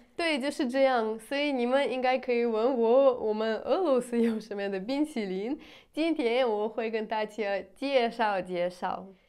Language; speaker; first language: Chinese; non-native, fluent; Russian